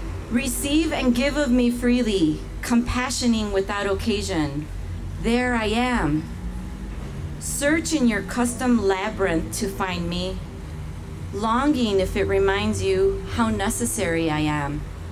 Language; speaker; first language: English; early bilingual, other home language; Spanish